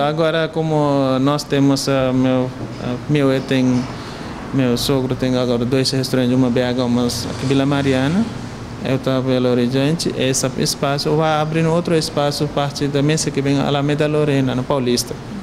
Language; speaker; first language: Portuguese; non-native, learner; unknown